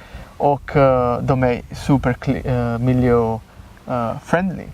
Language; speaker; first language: Swedish; non-native, fluent; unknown